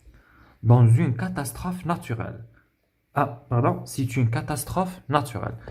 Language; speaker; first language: French; non-native, local second language; Arabic